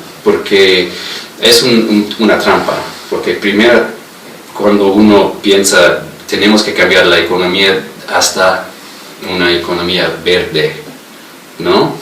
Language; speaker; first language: Spanish; non-native, fluent; English